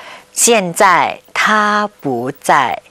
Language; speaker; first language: Chinese; non-native, fluent; Thai